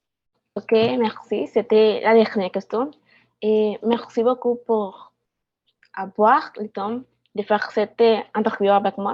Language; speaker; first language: French; non-native, learner; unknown